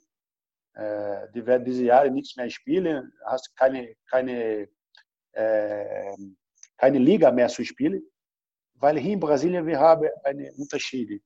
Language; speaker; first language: German; non-native, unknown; Portuguese